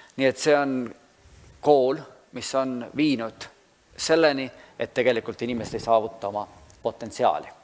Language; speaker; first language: Estonian; native; Estonian